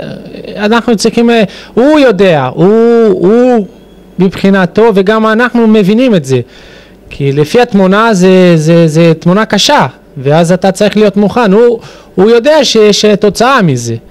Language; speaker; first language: Hebrew; non-native, fluent; Portuguese